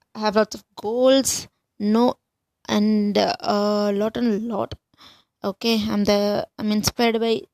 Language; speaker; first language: English; non-native, local second language; Tamil